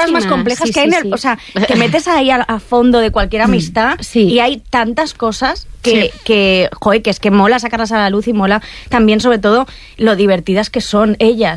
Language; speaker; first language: Spanish; native; Spanish